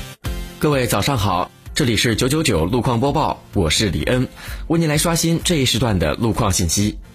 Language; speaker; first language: Chinese; native; Chinese